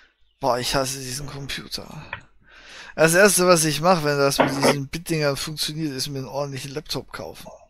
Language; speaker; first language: German; native; German